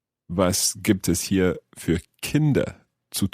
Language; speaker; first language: German; non-native, learner; English